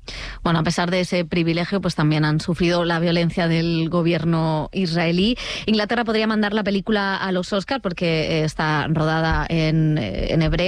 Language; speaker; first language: Spanish; native; Spanish